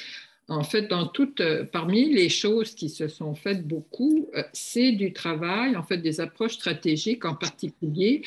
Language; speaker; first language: French; native; French